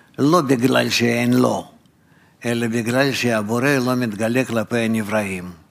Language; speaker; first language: Hebrew; non-native, fluent; Russian